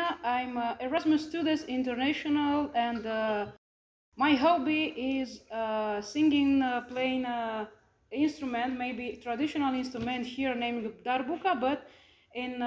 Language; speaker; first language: English; non-native, learner; Romanian